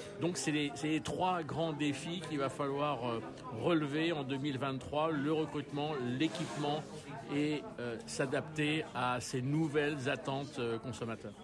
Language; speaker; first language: French; native; French